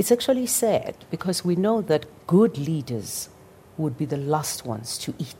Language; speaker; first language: English; non-native, local second language; Zulu